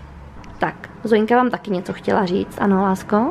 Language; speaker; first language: Czech; native; Czech